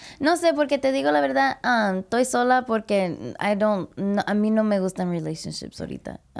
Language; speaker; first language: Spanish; early bilingual, heritage; English